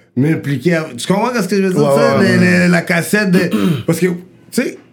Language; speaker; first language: French; early bilingual, other home language; Rundi